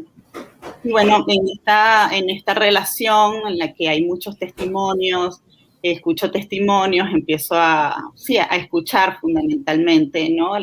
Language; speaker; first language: Spanish; native; Spanish